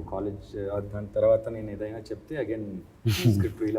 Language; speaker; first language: Telugu; non-native, learner; Tamil